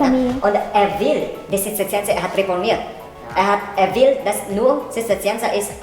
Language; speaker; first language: German; non-native, learner; Filipino